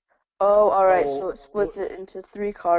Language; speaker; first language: English; native; English